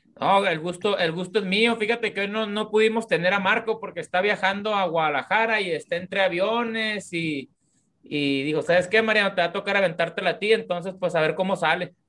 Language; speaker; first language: Spanish; native; Spanish